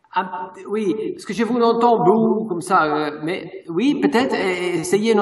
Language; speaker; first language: French; non-native, fluent; Italian